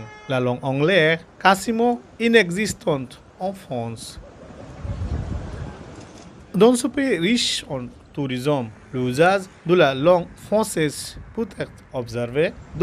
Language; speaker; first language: French; non-native, local second language; Bangla